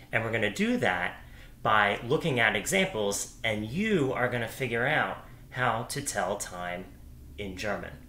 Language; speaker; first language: English; native; English